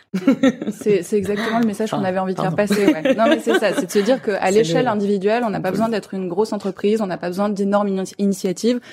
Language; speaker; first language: French; native; French